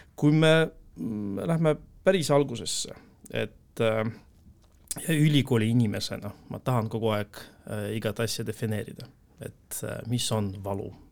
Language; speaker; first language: Estonian; non-native, local second language; Russian